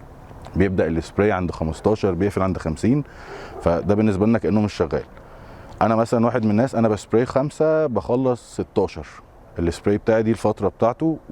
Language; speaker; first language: Arabic; native; Arabic